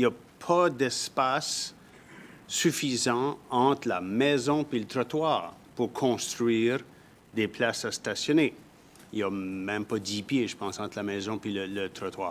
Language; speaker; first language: French; native; French